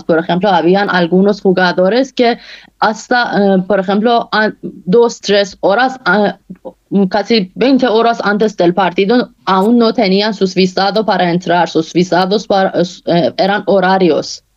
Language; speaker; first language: Spanish; non-native, fluent; Persian